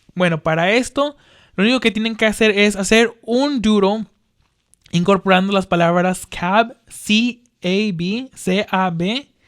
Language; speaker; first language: Spanish; early bilingual, heritage; Spanish